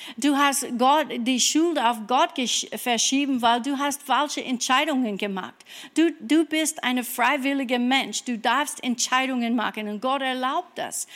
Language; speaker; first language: German; non-native, fluent; English